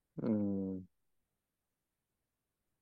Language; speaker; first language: French; non-native, learner; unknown